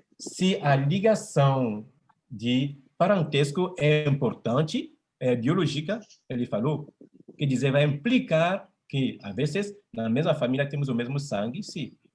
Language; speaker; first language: Portuguese; non-native, fluent; French